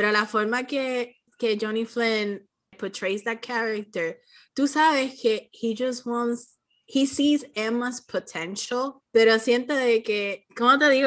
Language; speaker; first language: Spanish; early bilingual, heritage; Spanish